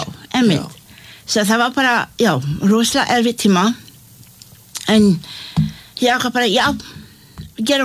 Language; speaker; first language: Icelandic; non-native, learner; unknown